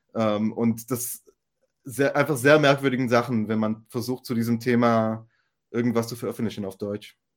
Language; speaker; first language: German; non-native, fluent; Hebrew